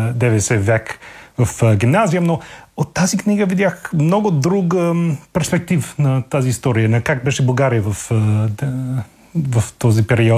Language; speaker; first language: Bulgarian; non-native, learner; English